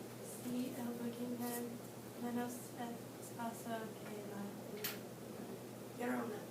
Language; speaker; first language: Spanish; non-native, learner; English